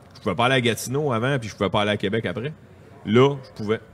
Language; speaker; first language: French; native; French